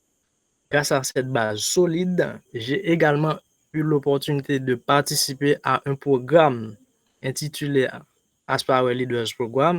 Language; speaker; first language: French; non-native, local second language; Haitian Creole